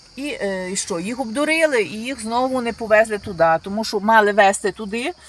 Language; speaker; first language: Ukrainian; native; Ukrainian